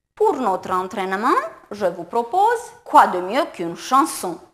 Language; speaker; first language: French; non-native, fluent; Romanian